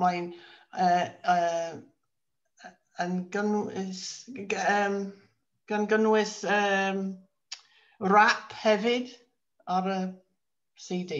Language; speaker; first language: Welsh; non-native, learner; English